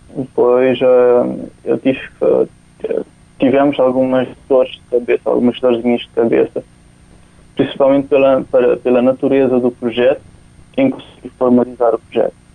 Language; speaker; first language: Portuguese; non-native, local second language; Kabuverdianu